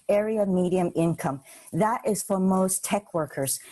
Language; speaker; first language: English; non-native, local second language; Cantonese